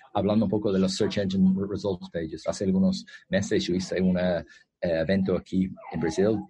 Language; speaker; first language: Spanish; non-native, fluent; English